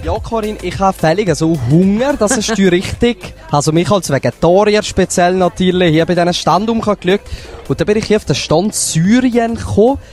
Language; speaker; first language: German; native; German